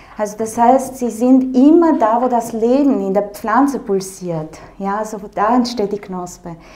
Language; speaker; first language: German; non-native, fluent; Romanian